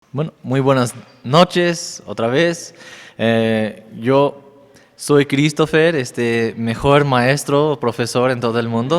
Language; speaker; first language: Spanish; non-native, fluent; English